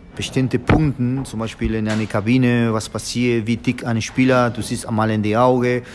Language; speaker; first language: German; non-native, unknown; Spanish